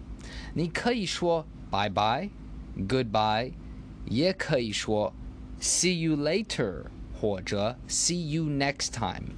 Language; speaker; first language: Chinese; non-native, learner; English